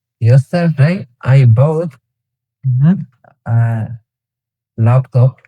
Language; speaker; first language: English; non-native, learner; Tigrinya